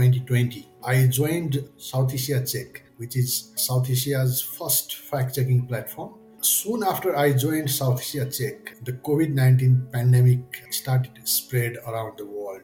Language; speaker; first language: English; non-native, local second language; Nepali